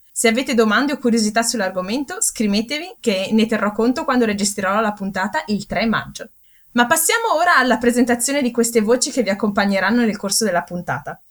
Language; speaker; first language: Italian; native; Italian